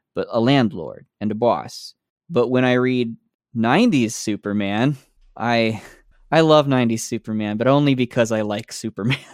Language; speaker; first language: English; native; English